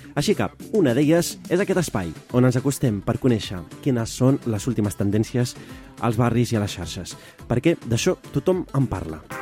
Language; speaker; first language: Catalan; early bilingual, other home language; Arabic